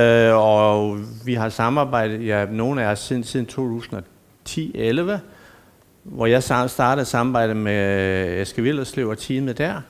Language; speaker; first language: Danish; native; Danish